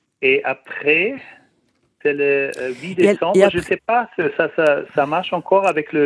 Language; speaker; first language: French; non-native, learner; German